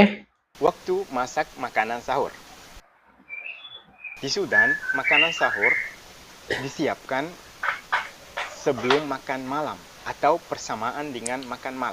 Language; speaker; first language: Indonesian; non-native, fluent; Arabic